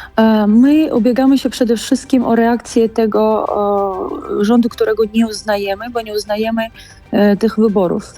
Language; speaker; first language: Polish; non-native, fluent; Georgian